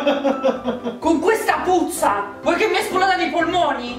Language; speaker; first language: Italian; native; Italian